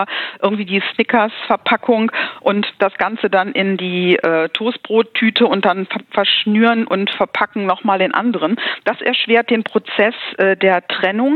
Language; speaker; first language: German; native; German